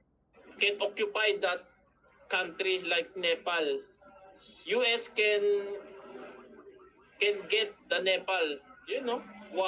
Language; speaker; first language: English; non-native, learner; Filipino